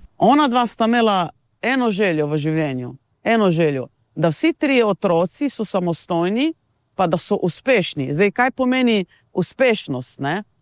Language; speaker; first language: Slovenian; non-native, local second language; Romany